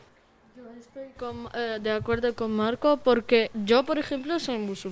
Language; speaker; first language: Spanish; early bilingual, other home language; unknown